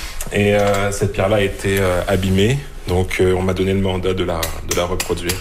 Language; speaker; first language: French; native; French